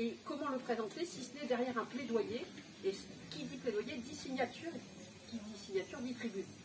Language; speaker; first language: French; native; French